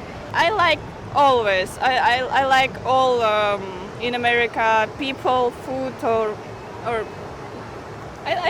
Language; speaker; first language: English; non-native, learner; Russian